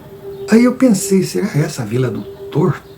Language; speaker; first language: Portuguese; native; Portuguese